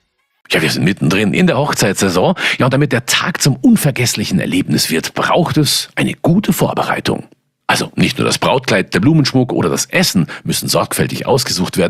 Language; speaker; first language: German; native; German